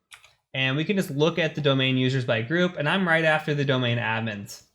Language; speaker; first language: English; native; English